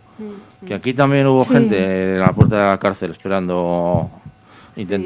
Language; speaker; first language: Spanish; native; Spanish